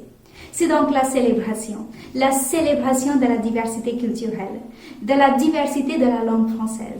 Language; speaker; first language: French; non-native, fluent; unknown